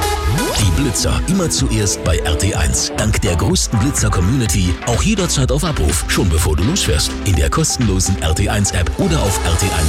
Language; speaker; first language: German; native; German